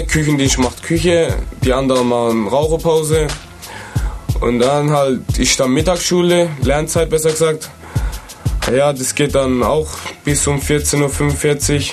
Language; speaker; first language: German; native; German